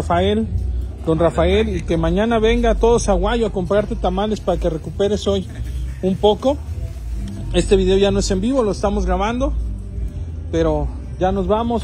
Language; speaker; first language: Spanish; native; Spanish